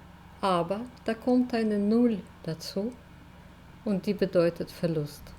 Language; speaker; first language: German; non-native, fluent; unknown